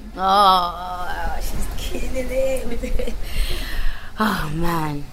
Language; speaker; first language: English; native; English